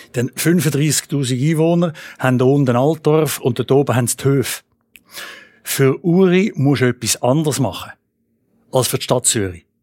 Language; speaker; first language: German; native; German